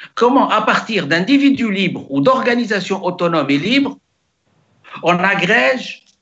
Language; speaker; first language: French; non-native, local second language; Arabic